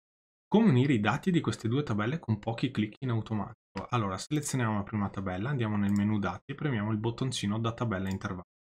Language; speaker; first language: Italian; native; Italian